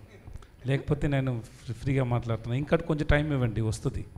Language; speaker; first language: Telugu; non-native, learner; Tamil